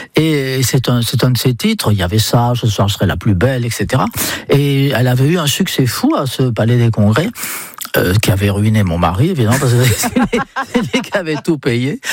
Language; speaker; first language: French; non-native, fluent; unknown